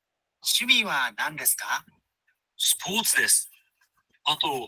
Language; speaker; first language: Japanese; non-native, learner; Bangla